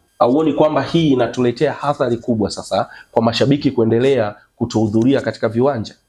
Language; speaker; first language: Swahili; native; Swahili